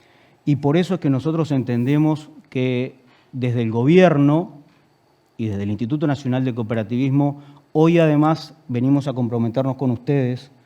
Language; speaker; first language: Spanish; native; Spanish